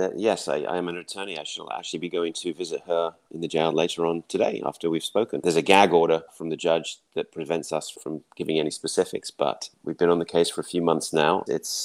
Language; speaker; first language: English; native; English